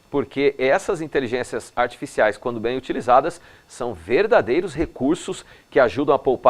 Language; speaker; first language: Portuguese; native; Portuguese